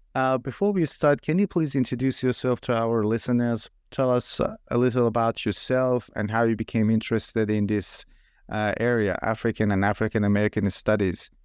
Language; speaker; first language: English; non-native, fluent; Persian